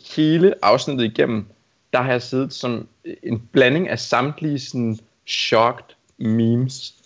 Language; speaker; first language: Danish; native; Danish